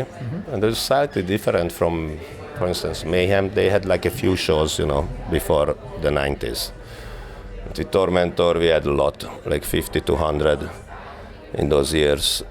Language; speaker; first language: English; non-native, fluent; Hungarian